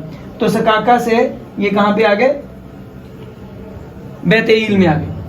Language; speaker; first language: Urdu; native; Urdu